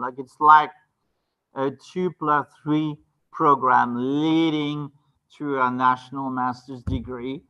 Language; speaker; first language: English; non-native, fluent; French